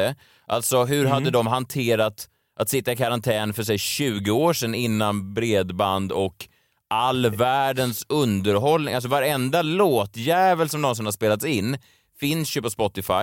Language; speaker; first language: Swedish; native; Swedish